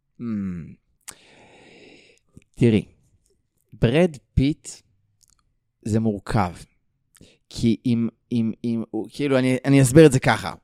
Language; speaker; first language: Hebrew; native; Hebrew